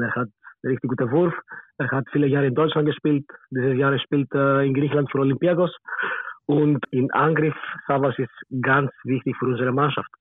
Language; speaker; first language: German; non-native, learner; Greek